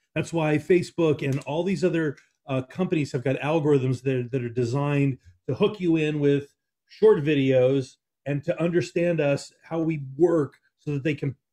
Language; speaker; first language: English; native; English